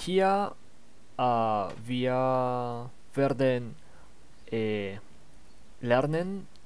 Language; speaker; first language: German; non-native, learner; Spanish